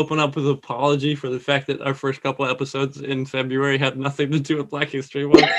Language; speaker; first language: English; native; English